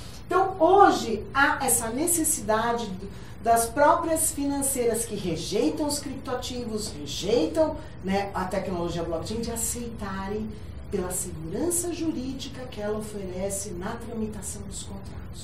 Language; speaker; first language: Portuguese; native; Portuguese